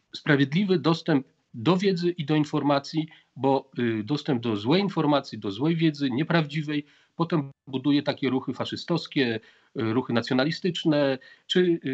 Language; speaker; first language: Polish; native; Polish